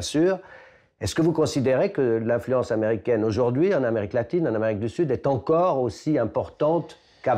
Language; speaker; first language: French; native; French